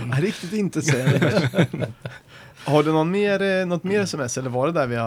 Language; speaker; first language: Swedish; native; Swedish